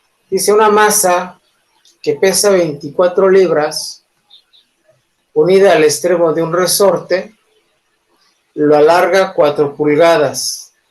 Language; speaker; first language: Spanish; native; Spanish